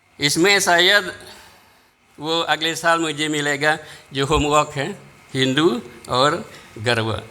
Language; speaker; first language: Hindi; non-native, fluent; Balinese